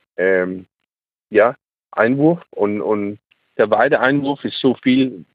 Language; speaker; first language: German; non-native, learner; Danish